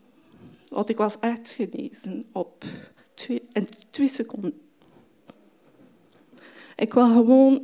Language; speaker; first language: Dutch; non-native, fluent; French